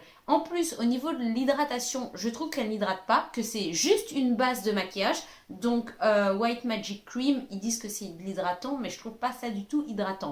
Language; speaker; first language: French; native; French